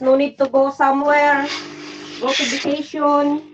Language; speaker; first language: English; non-native, learner; Filipino